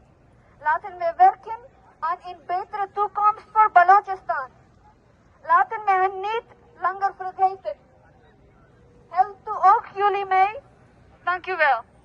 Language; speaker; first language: Dutch; non-native, fluent; Baluchi